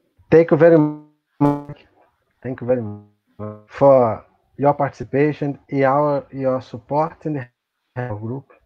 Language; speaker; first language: English; non-native, learner; Portuguese